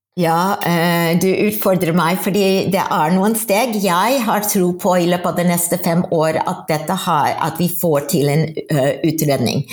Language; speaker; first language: Norwegian; non-native, fluent; English